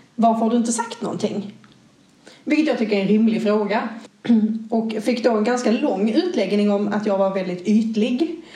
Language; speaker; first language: Swedish; native; Swedish